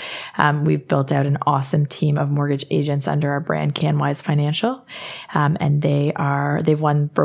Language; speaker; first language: English; native; English